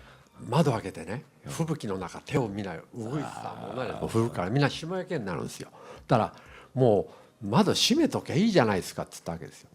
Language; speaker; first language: Japanese; native; Japanese